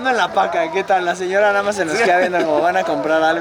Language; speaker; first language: Spanish; native; Spanish